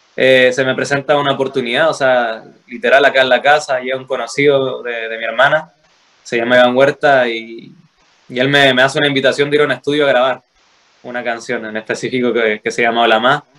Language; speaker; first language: Spanish; native; Spanish